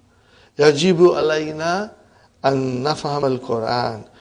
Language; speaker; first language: Arabic; non-native, fluent; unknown